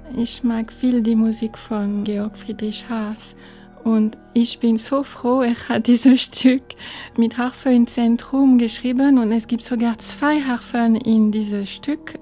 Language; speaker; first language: German; non-native, fluent; French